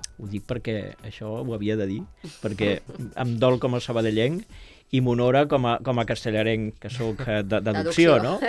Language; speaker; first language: Catalan; native; Catalan